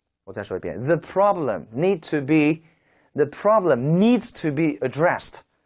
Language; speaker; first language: English; non-native, fluent; Chinese